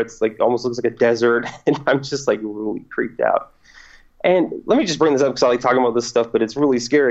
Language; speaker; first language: English; native; English